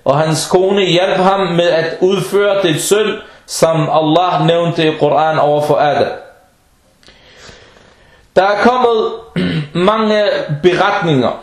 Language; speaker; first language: Danish; non-native, fluent; Arabic